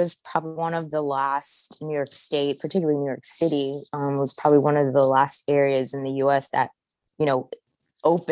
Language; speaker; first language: English; native; English